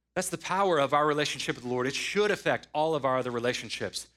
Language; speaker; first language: English; native; English